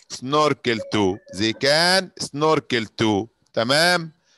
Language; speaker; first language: English; non-native, fluent; Arabic